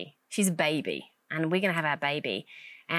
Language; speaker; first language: English; native; English